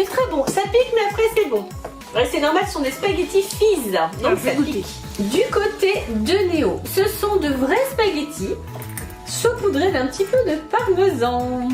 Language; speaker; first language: French; native; French